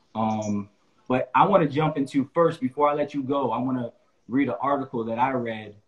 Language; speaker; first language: English; native; English